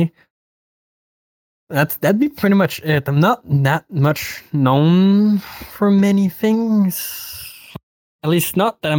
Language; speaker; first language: English; non-native, fluent; French